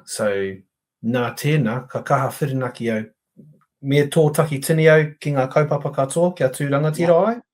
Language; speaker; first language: Māori; non-native, local second language; English